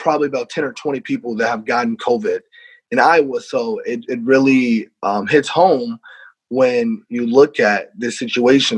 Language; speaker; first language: English; native; English